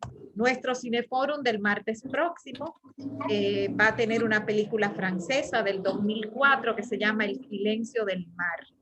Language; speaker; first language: Spanish; native; Spanish